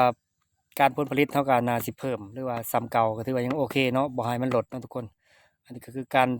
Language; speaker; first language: Thai; non-native, local second language; Lao